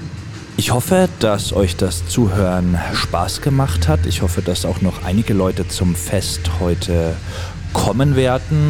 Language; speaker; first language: German; native; German